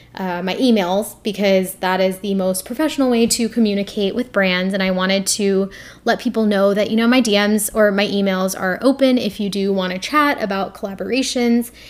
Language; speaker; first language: English; early bilingual, other home language; Hindi